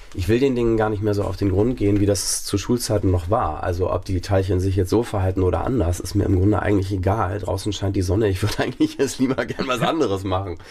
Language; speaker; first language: German; native; German